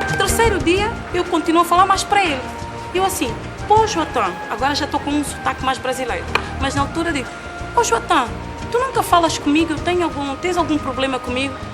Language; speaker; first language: Portuguese; native; Portuguese